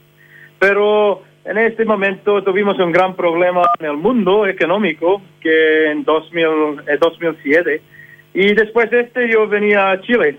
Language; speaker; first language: Spanish; non-native, fluent; English